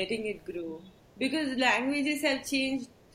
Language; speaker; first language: English; non-native, local second language; Tulu